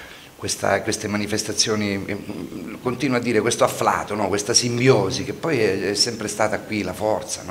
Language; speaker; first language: Italian; native; Italian